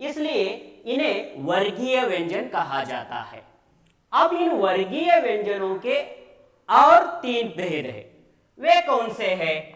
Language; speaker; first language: Hindi; non-native, local second language; Marathi